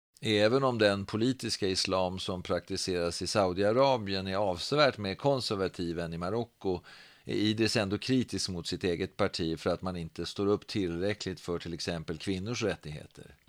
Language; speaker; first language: Swedish; native; Swedish